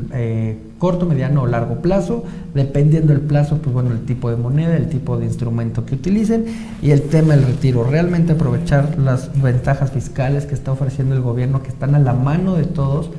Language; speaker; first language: Spanish; native; Spanish